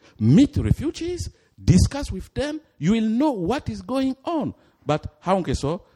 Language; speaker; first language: English; non-native, fluent; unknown